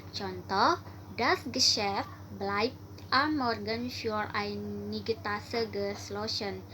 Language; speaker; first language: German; non-native, learner; Indonesian